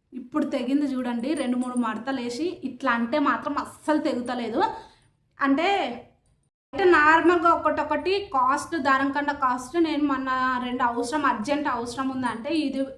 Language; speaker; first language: Telugu; native; Telugu